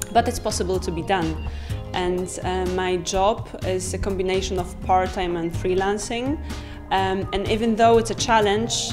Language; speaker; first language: English; non-native, fluent; Polish